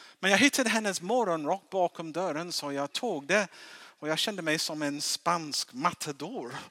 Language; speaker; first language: Swedish; non-native, fluent; English